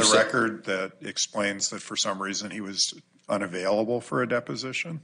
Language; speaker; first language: English; native; English